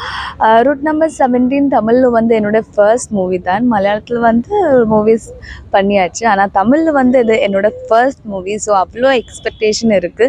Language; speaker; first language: Tamil; non-native, learner; Malayalam